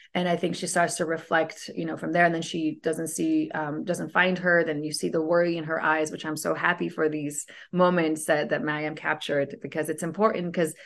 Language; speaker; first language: English; early bilingual, other home language; Persian